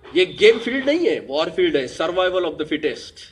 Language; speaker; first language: Hindi; native; Hindi